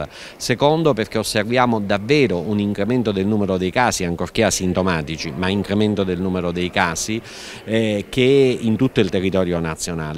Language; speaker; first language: Italian; native; Italian